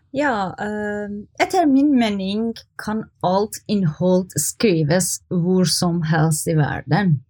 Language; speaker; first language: Norwegian; non-native, learner; Persian